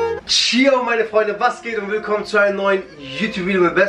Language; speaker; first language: German; early bilingual, other home language; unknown